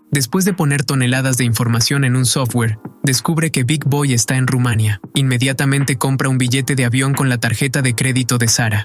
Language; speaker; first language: Spanish; native; Spanish